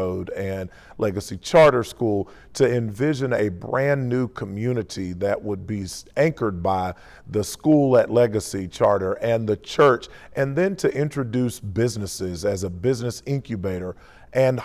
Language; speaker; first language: English; native; English